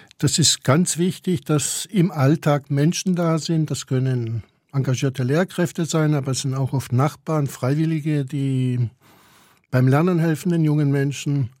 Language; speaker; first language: German; early bilingual, other home language; Croatian